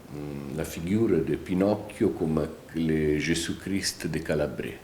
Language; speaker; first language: French; non-native, fluent; Italian